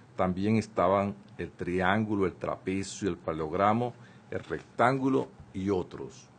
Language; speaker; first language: Spanish; native; Spanish